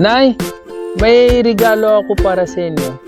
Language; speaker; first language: Filipino; non-native, learner; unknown